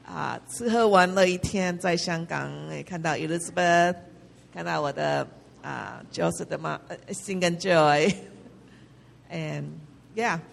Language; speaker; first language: Chinese; early bilingual, heritage; English